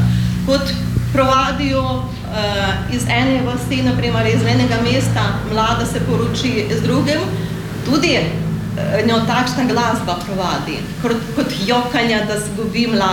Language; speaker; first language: Slovenian; non-native, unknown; Ukrainian